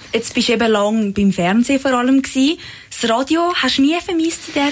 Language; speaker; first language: German; native; German